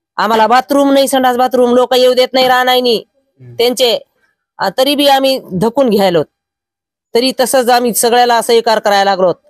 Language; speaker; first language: Marathi; non-native, local second language; Lambadi